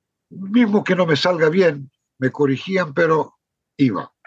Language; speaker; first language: Spanish; non-native, fluent; Romanian